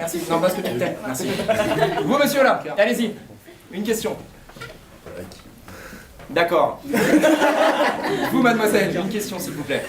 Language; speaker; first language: French; native; French